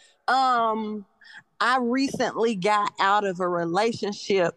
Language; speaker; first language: English; native; English